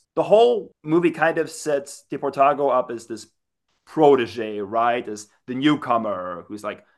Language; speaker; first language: English; non-native, fluent; German